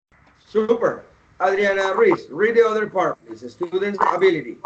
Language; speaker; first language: English; non-native, fluent; Spanish